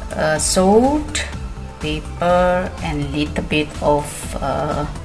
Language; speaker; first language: English; non-native, learner; Indonesian